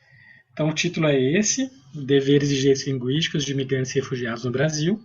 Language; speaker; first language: Portuguese; native; Portuguese